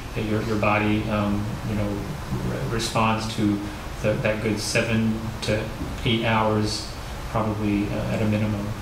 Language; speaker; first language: English; native; English